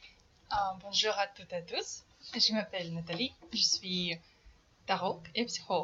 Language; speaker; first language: French; non-native, fluent; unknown